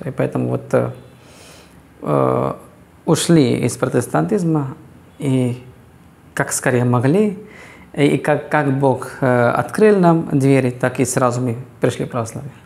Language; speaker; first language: Russian; non-native, fluent; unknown